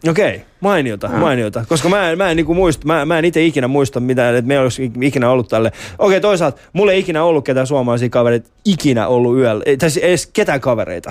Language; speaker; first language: Finnish; early bilingual, other home language; Persian